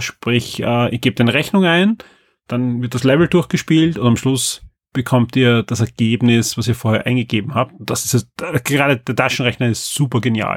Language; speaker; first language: German; native; German